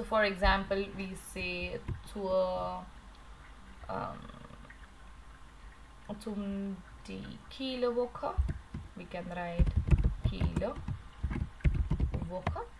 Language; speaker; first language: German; non-native, learner; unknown